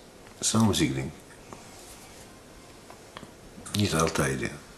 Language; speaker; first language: Dutch; non-native, learner; Arabic